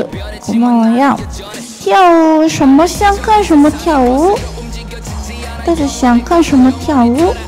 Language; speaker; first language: Chinese; non-native, learner; Korean